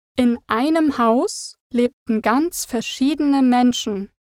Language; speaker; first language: German; native; German